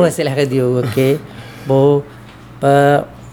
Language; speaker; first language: French; non-native, learner; Bangla